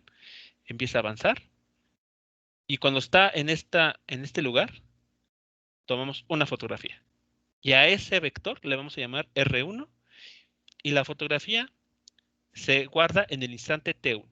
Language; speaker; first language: Spanish; native; Spanish